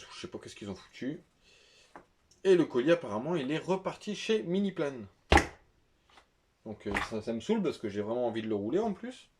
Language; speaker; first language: French; native; French